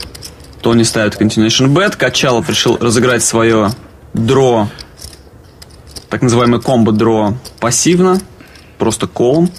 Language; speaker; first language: Russian; native; Russian